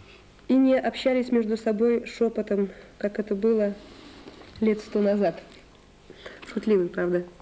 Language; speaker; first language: Russian; native; Russian